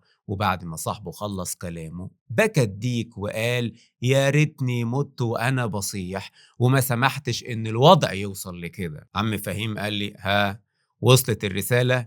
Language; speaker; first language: Arabic; native; Arabic